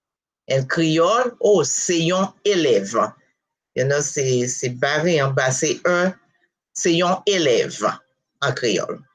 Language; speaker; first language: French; non-native, local second language; Haitian Creole